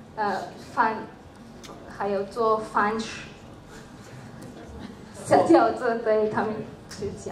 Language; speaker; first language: Chinese; non-native, learner; Georgian